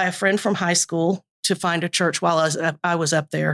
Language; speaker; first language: English; native; English